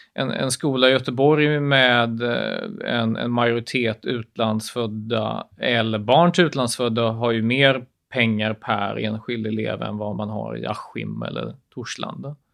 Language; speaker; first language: Swedish; early bilingual, other home language; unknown